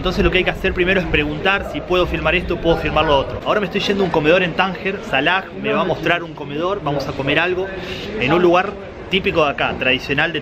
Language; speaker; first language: Spanish; native; Spanish